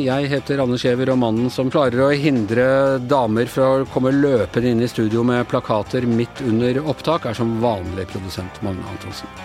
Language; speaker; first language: Norwegian; native; Norwegian